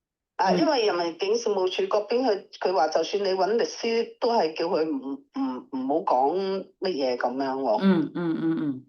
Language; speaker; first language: Cantonese; native; Cantonese